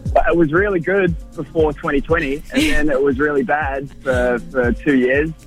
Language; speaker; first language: English; native; English